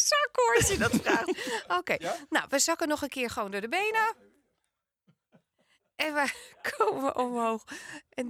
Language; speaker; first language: Dutch; native; Dutch